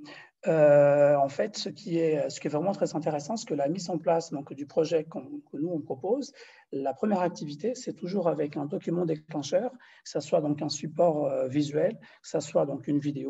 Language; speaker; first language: French; non-native, fluent; Portuguese